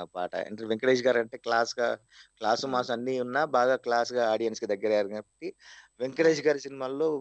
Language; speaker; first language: Telugu; native; Telugu